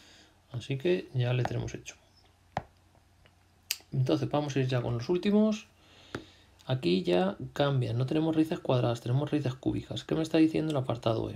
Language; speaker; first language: Spanish; native; Spanish